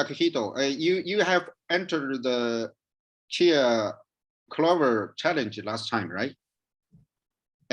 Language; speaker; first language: English; non-native, learner; Chinese